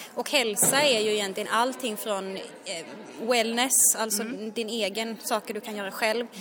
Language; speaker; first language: Swedish; native; Swedish